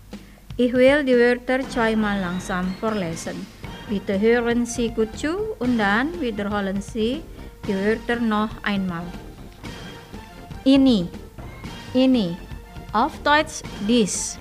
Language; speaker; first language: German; non-native, fluent; Indonesian